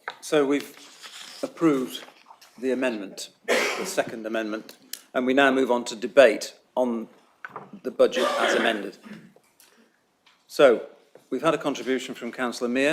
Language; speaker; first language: English; native; English